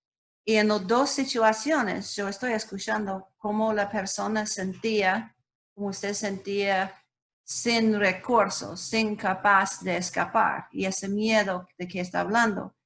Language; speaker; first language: Spanish; non-native, learner; English